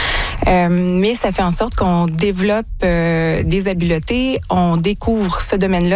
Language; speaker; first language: French; native; French